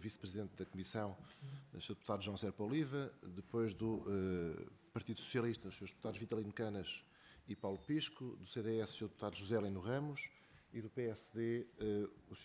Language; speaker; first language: Portuguese; native; Portuguese